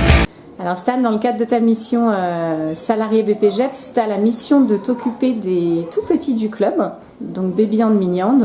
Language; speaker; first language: French; native; French